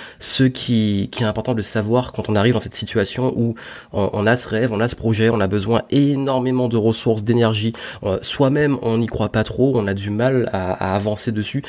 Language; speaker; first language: French; native; French